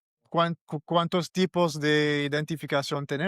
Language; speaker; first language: Spanish; non-native, learner; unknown